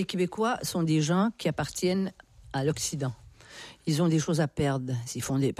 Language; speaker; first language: French; native; French